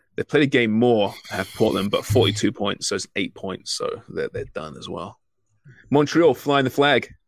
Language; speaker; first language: English; native; English